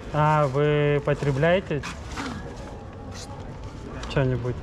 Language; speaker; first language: Russian; non-native, local second language; Lithuanian